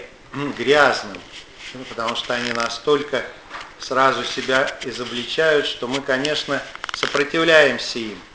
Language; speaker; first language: Russian; native; Russian